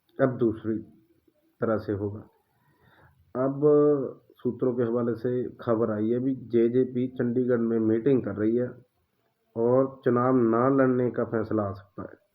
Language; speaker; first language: Hindi; non-native, local second language; Punjabi